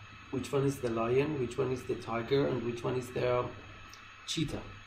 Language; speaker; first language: English; non-native, fluent; Persian